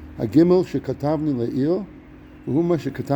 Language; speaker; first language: Hebrew; non-native, fluent; English